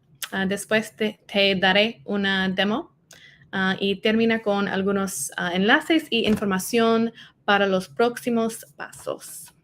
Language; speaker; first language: Spanish; non-native, learner; English